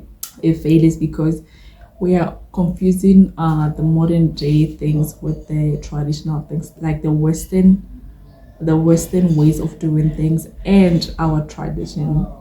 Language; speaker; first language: English; non-native, local second language; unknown